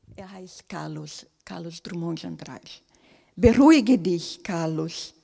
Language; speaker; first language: German; non-native, fluent; Portuguese